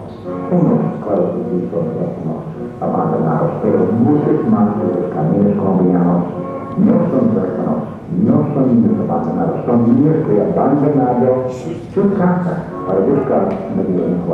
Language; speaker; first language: Spanish; non-native, fluent; English